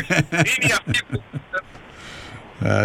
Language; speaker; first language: Greek; early bilingual, heritage; Greek